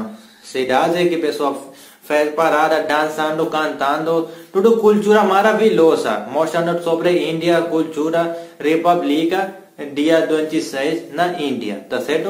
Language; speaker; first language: Portuguese; non-native, learner; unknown